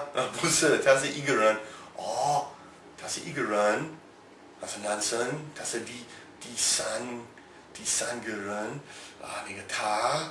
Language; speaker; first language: Chinese; non-native, fluent; English